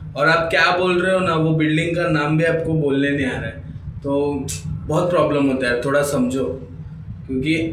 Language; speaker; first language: Hindi; non-native, local second language; Marathi